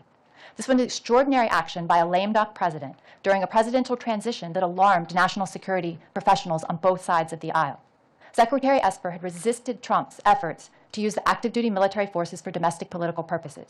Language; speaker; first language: English; native; English